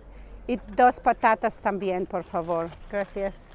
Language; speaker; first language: Spanish; non-native, learner; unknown